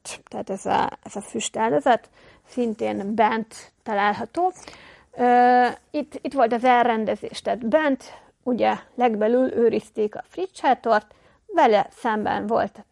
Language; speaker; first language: Hungarian; native; Hungarian